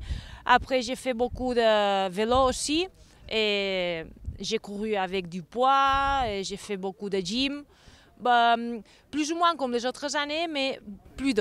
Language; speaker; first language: French; non-native, fluent; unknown